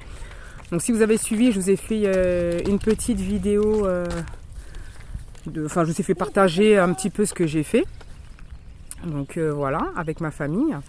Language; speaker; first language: French; native; French